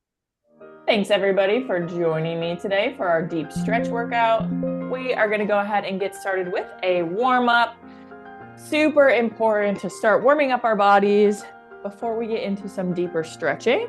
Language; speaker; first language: English; native; English